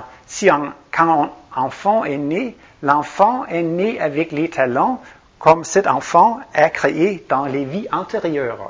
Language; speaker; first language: French; non-native, fluent; Danish